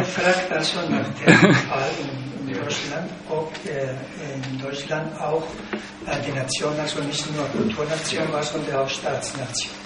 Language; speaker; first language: German; non-native, fluent; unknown